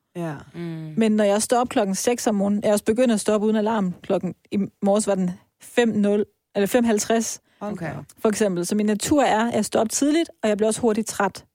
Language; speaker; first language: Danish; early bilingual, other home language; Persian